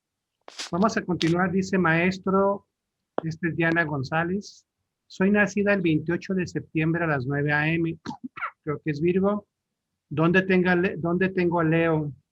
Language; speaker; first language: Spanish; native; Spanish